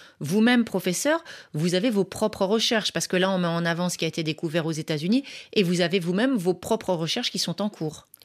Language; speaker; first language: French; native; French